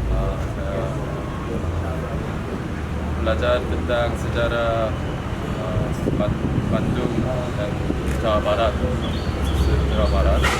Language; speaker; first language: Indonesian; non-native, learner; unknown